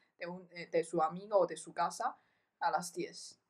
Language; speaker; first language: Spanish; non-native, fluent; Chinese